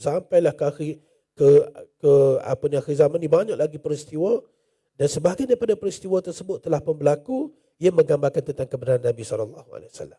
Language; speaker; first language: Malay; native; Malay